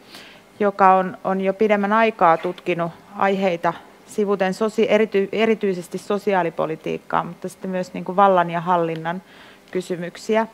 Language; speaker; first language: Finnish; native; Finnish